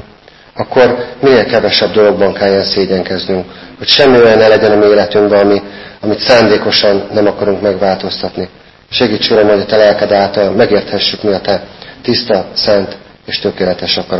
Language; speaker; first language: Hungarian; native; Hungarian